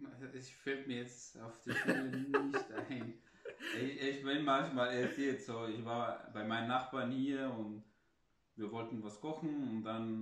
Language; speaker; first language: German; non-native, fluent; Arabic